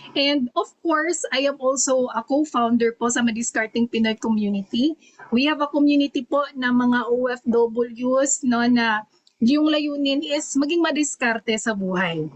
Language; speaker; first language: Filipino; non-native, local second language; Cebuano